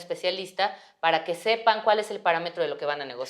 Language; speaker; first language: Spanish; native; Spanish